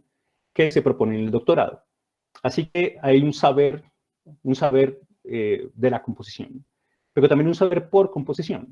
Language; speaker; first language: Spanish; native; Spanish